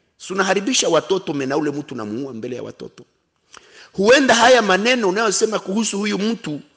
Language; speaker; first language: Swahili; non-native, local second language; Kinyarwanda